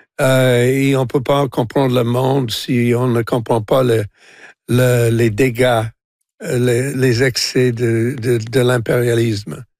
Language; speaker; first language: French; non-native, local second language; English